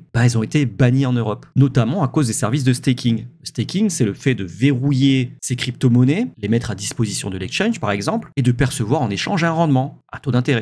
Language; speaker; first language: French; native; French